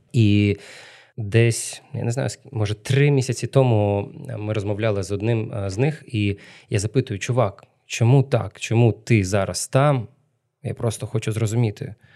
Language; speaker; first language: Ukrainian; non-native, local second language; Russian